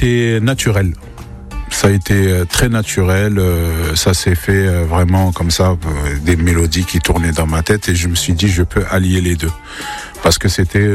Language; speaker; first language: French; native; French